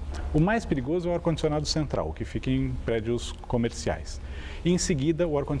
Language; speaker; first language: Portuguese; native; Portuguese